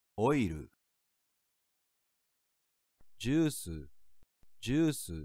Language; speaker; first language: Japanese; non-native, learner; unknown